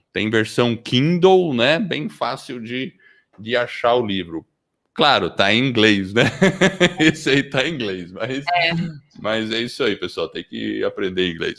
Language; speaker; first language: Portuguese; early bilingual, other home language; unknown